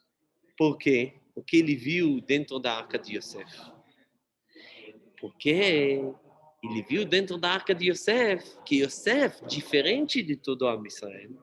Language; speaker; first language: Portuguese; non-native, fluent; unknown